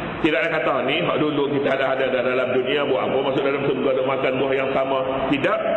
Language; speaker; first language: Malay; native; Malay